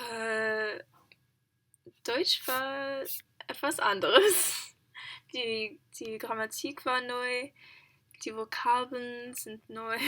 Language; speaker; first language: German; non-native, learner; English